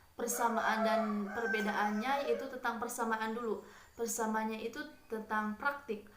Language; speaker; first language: Indonesian; non-native, local second language; Sundanese